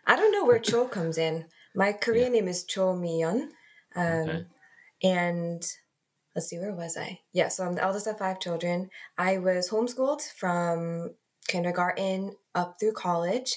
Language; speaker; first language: English; native; English